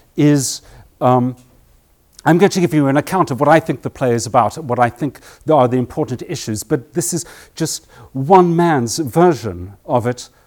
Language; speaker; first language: English; native; English